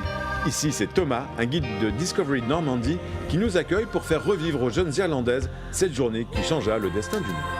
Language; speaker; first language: French; native; French